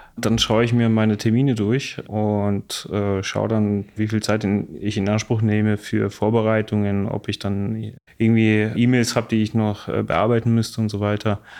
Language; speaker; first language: German; non-native, fluent; Bosnian